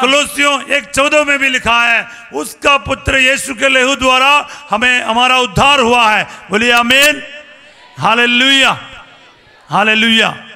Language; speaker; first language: Hindi; non-native, fluent; Malayalam